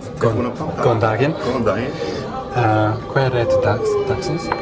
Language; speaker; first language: Icelandic; non-native, learner; English